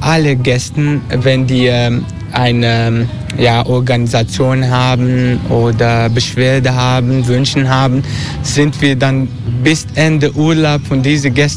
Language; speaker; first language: German; non-native, learner; Dutch